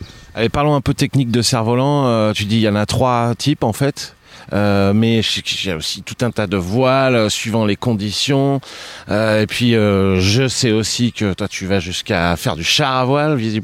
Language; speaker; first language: French; native; French